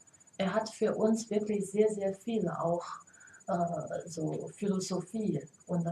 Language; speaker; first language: German; non-native, learner; Chinese